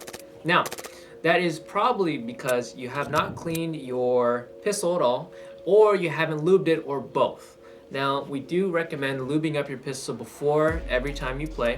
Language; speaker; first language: English; native; English